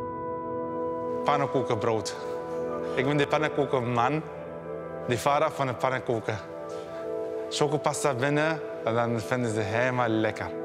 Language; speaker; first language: Dutch; early bilingual, other home language; Arabic